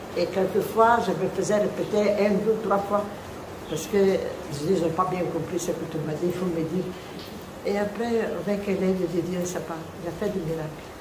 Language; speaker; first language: French; non-native, fluent; Italian